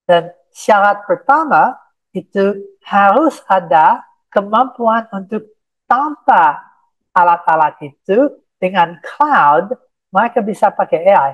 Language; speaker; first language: Indonesian; non-native, fluent; English